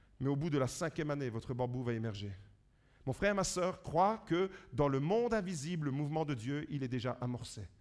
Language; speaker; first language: French; early bilingual, other home language; Italian